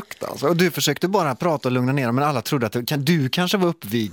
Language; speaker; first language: Swedish; native; Swedish